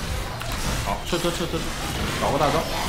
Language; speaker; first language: Chinese; native; Chinese